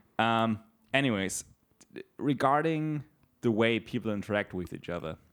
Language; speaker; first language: English; non-native, fluent; German